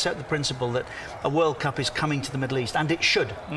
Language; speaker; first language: English; native; English